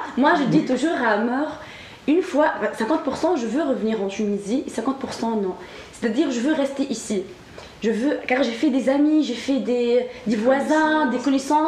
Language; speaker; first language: French; non-native, learner; Arabic